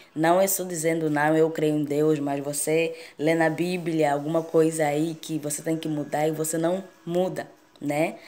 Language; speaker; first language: Portuguese; native; Portuguese